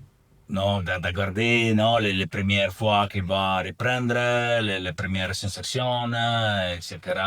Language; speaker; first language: French; non-native, learner; Italian